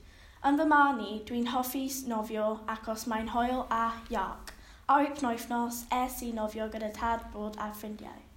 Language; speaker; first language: Welsh; non-native, learner; English